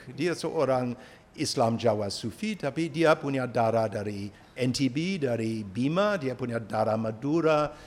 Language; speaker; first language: Malay; non-native, fluent; English